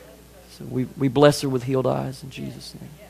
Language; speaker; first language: English; native; English